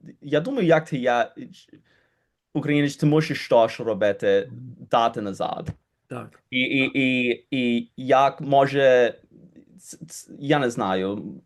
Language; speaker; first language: Ukrainian; early bilingual, heritage; Ukrainian